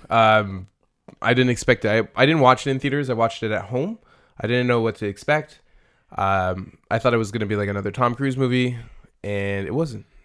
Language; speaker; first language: English; native; English